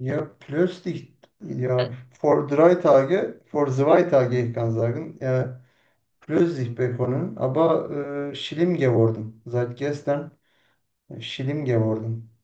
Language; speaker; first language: German; non-native, learner; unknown